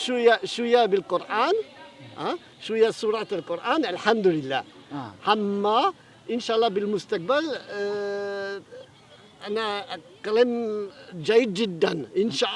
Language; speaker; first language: Arabic; non-native, learner; French